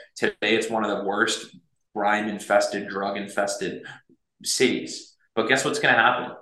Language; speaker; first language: English; native; English